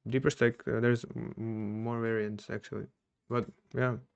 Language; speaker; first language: English; non-native, fluent; Czech